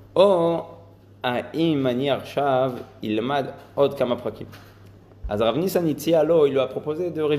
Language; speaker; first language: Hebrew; non-native, fluent; French